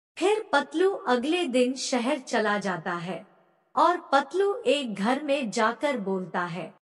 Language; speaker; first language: Hindi; native; Hindi